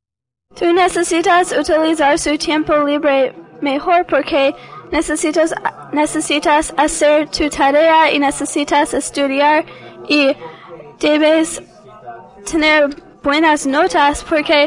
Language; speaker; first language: Spanish; non-native, learner; English